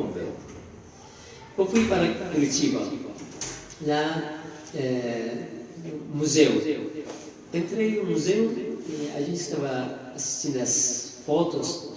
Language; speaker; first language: Portuguese; non-native, fluent; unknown